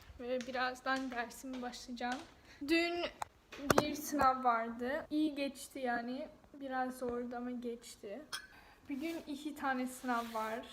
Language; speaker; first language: Turkish; non-native, fluent; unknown